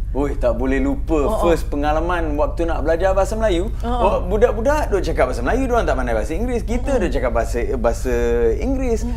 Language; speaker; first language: Malay; early bilingual, other home language; English